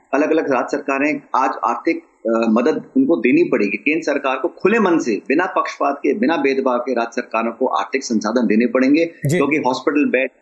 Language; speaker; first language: Hindi; native; Hindi